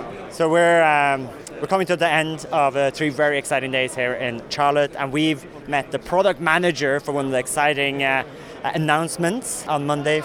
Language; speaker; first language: English; non-native, fluent; Norwegian